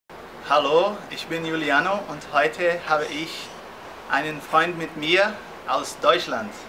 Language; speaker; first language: German; non-native, fluent; Portuguese